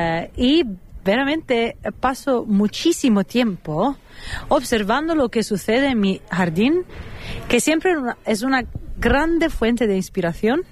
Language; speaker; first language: Spanish; non-native, fluent; Italian